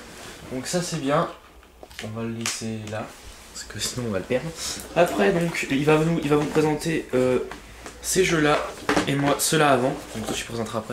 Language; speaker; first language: French; native; French